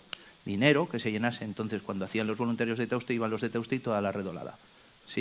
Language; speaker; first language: Spanish; native; Spanish